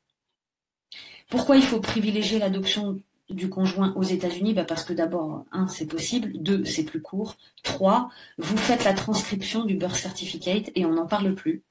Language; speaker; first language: French; native; French